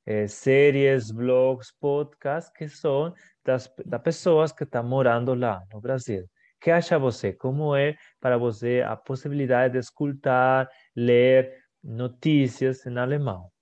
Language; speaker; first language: Portuguese; non-native, fluent; Spanish